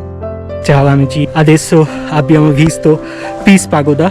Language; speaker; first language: Italian; non-native, fluent; Bangla